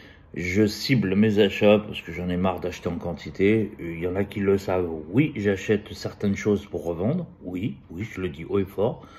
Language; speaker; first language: French; native; French